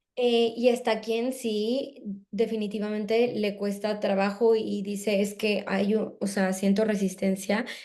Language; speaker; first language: Spanish; native; Spanish